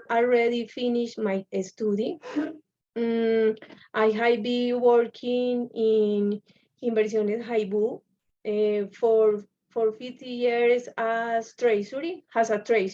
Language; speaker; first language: English; non-native, learner; Spanish